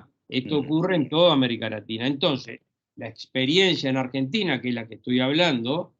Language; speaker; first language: Spanish; native; Spanish